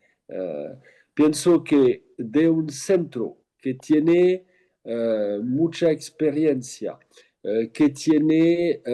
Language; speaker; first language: Spanish; non-native, fluent; French